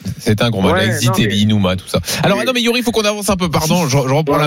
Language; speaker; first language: French; native; French